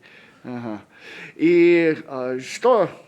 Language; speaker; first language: Russian; non-native, learner; English